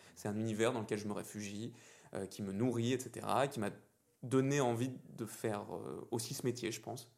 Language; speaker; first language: French; native; French